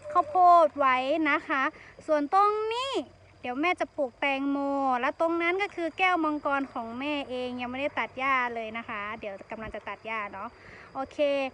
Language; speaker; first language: Thai; native; Thai